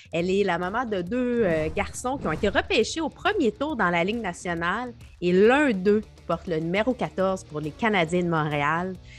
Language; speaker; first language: French; native; French